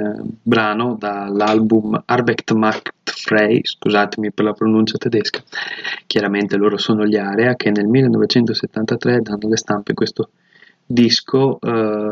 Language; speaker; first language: Italian; native; Italian